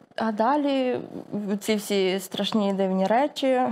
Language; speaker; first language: Ukrainian; native; Ukrainian